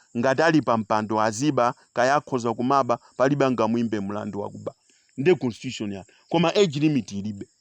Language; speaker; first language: Nyanja; non-native, local second language; Tumbuka